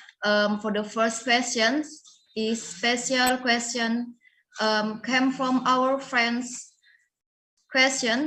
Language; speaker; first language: English; non-native, learner; Indonesian